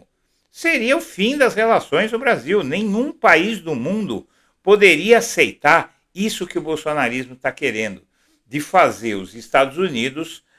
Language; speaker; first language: Portuguese; native; Portuguese